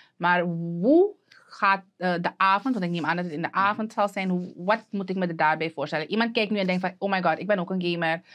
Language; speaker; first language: Dutch; native; Dutch